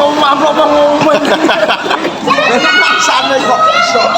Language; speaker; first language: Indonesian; non-native, local second language; Javanese